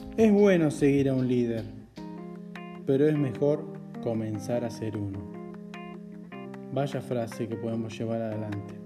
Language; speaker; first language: Spanish; native; Spanish